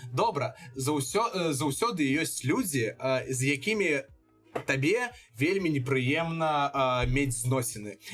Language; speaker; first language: Belarusian; non-native, fluent; Russian